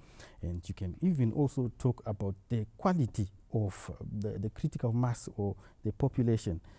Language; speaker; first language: English; non-native, local second language; Shona